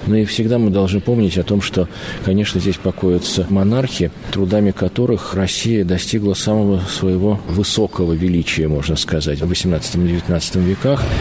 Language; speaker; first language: Russian; native; Russian